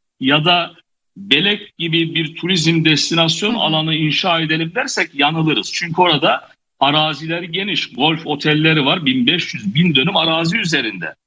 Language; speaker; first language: Turkish; native; Turkish